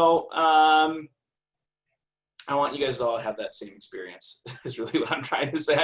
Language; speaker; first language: English; native; English